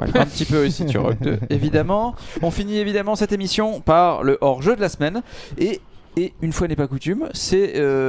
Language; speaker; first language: French; native; French